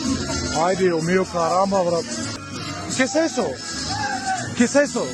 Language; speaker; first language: Spanish; non-native, learner; Bulgarian